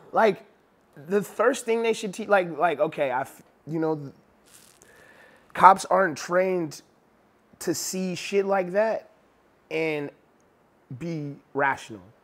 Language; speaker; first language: English; native; English